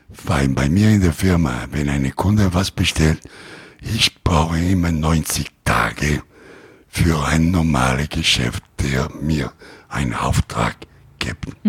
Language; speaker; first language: German; non-native, learner; Italian